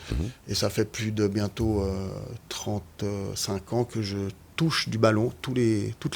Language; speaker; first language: French; native; French